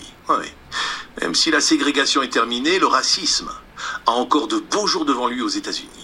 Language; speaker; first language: French; native; French